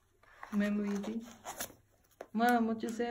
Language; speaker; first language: Dutch; non-native, fluent; Filipino